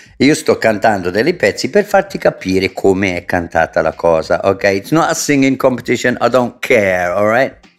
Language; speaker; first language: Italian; non-native, fluent; English